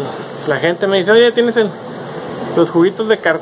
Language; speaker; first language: Spanish; native; Spanish